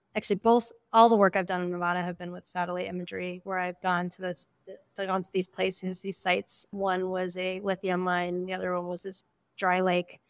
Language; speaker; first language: English; native; English